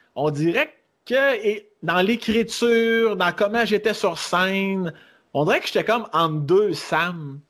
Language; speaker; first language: French; native; French